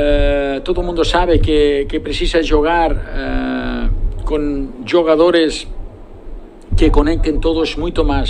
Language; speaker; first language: Portuguese; non-native, fluent; Spanish